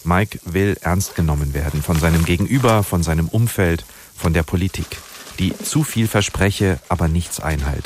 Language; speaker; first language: German; native; German